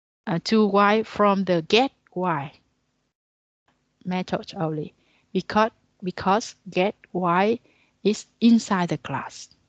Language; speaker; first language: English; non-native, learner; Vietnamese